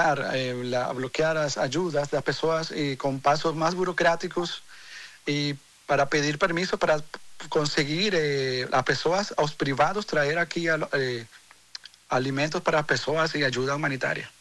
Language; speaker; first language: Portuguese; non-native, fluent; Spanish